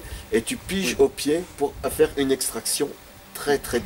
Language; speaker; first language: French; native; French